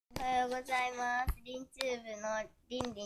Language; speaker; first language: Japanese; native; Japanese